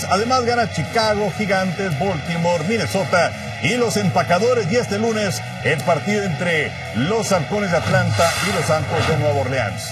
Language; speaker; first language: Spanish; native; Spanish